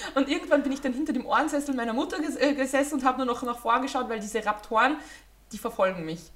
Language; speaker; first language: German; native; German